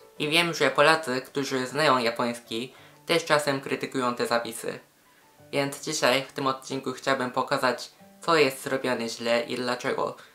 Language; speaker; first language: Polish; non-native, fluent; Japanese